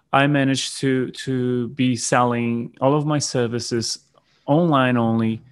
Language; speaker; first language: English; non-native, fluent; Portuguese